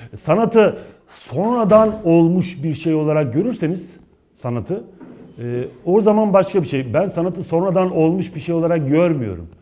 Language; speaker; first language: Turkish; native; Turkish